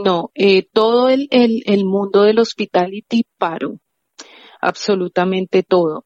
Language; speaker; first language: Spanish; native; Spanish